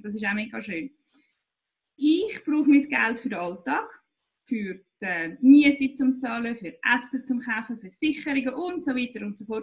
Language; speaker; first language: German; native; German